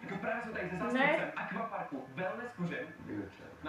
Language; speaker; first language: Czech; native; Czech